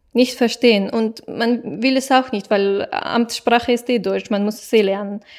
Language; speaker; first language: German; non-native, fluent; Persian